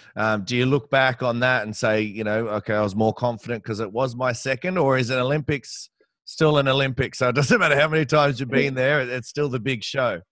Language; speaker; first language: English; native; English